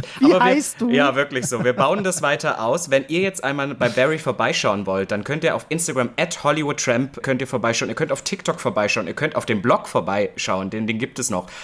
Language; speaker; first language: German; native; German